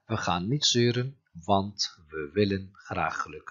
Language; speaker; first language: Dutch; non-native, fluent; Turkish